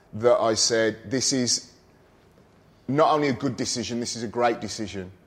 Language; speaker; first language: English; native; English